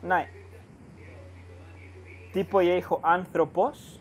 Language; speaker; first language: Greek; non-native, fluent; Spanish